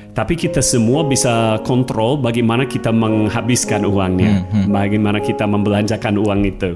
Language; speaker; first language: Malay; non-native, fluent; English